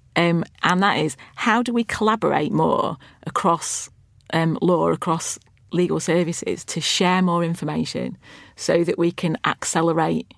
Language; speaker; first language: English; native; English